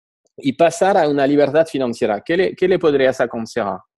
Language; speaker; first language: Spanish; non-native, fluent; French